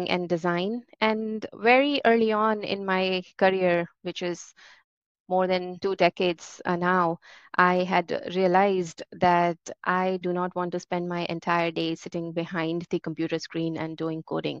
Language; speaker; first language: English; non-native, local second language; Hindi